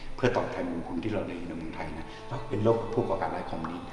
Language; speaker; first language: Thai; non-native, fluent; Chinese